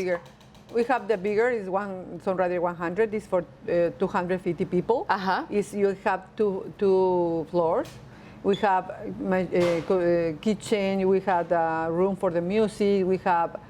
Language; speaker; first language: English; non-native, learner; Spanish